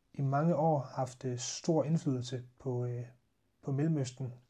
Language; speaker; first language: Danish; native; Danish